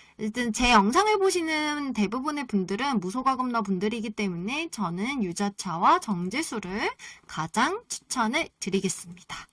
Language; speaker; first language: Korean; native; Korean